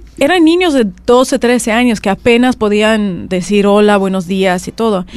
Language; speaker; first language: Spanish; non-native, fluent; Russian